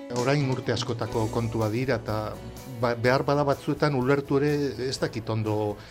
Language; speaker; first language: Basque; non-native, local second language; Spanish